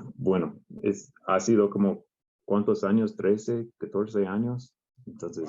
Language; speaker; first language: Spanish; non-native, learner; English